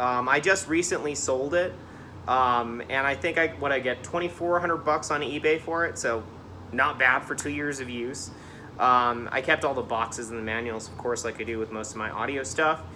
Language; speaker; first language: English; native; English